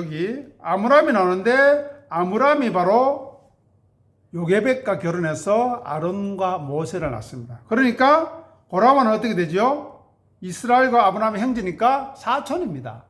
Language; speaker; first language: Korean; native; Korean